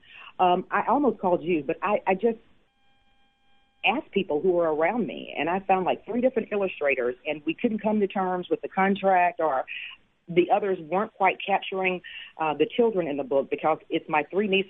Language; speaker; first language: English; native; English